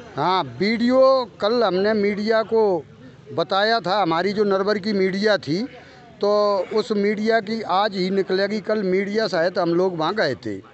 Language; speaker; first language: Hindi; native; Hindi